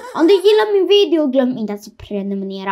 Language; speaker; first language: Swedish; early bilingual, other home language; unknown